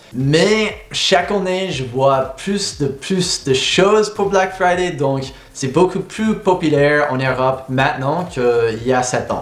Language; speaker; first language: French; non-native, fluent; English